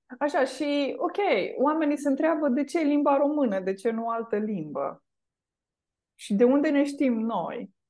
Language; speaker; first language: Romanian; native; Romanian